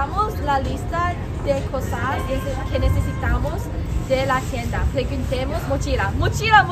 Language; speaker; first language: Spanish; non-native, learner; English